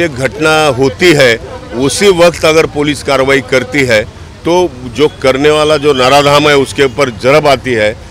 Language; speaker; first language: Hindi; non-native, local second language; Marathi